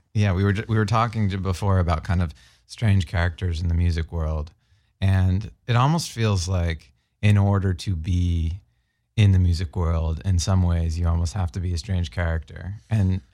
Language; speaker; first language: English; native; English